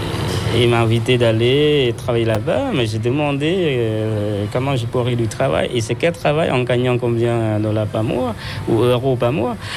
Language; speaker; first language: French; non-native, local second language; Khmer